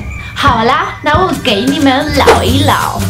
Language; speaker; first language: Chinese; non-native, fluent; Spanish